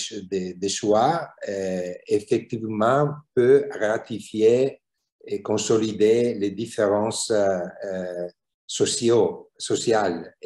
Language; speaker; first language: French; non-native, fluent; Italian